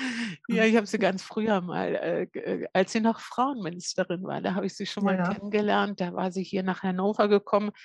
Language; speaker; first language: German; native; German